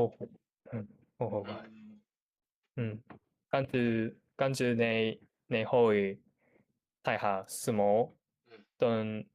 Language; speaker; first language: Chinese; non-native, learner; Japanese